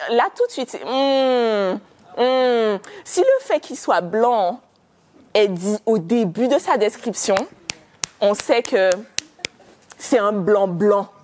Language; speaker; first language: French; native; French